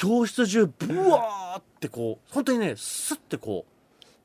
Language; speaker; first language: Japanese; native; Japanese